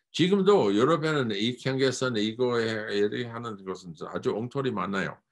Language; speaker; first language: Korean; non-native, fluent; English